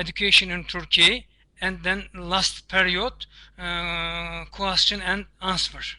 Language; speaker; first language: English; non-native, learner; Turkish